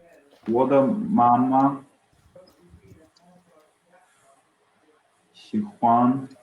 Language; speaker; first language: Chinese; non-native, learner; Swedish